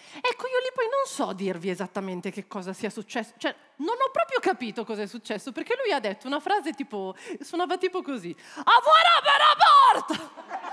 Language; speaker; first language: Italian; native; Italian